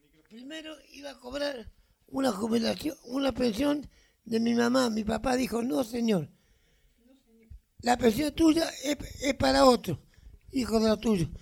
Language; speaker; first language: Spanish; native; Spanish